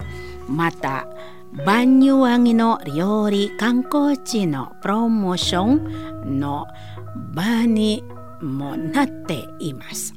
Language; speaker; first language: Japanese; non-native, learner; Indonesian